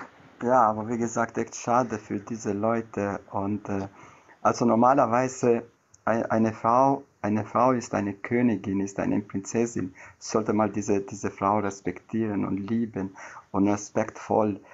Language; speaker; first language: German; non-native, learner; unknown